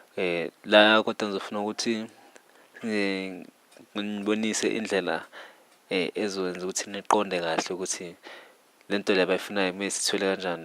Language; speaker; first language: Zulu; native; Zulu